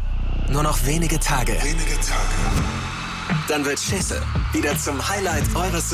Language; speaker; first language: German; native; German